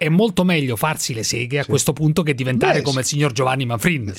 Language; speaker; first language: Italian; native; Italian